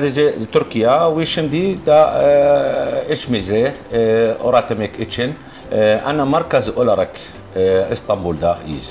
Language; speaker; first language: Turkish; non-native, learner; Arabic